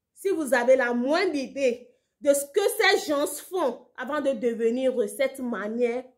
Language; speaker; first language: French; non-native, local second language; Ewe